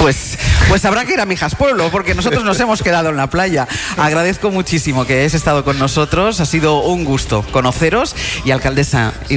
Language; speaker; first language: Spanish; native; Spanish